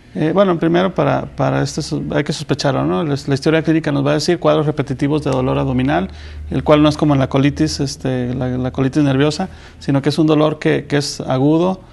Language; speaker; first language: Spanish; native; Spanish